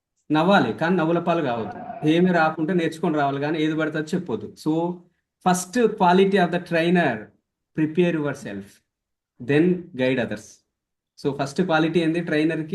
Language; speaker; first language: Telugu; native; Telugu